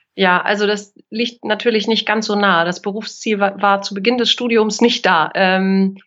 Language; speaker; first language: German; native; German